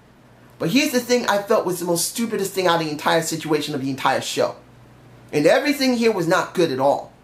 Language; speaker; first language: English; native; English